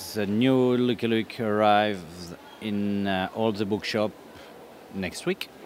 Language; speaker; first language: English; non-native, learner; French